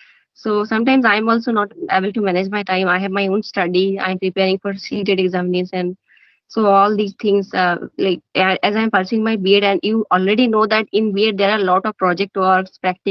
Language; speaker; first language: English; non-native, learner; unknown